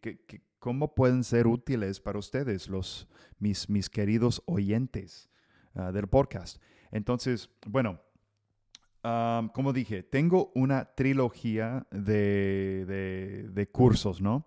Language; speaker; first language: Spanish; non-native, fluent; English